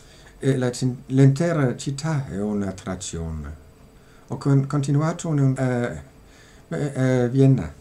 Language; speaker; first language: Italian; non-native, learner; Danish